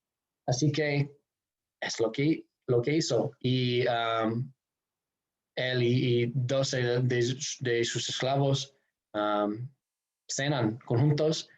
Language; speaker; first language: Spanish; non-native, fluent; English